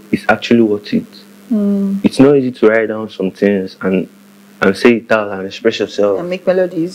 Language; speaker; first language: English; non-native, local second language; Igbo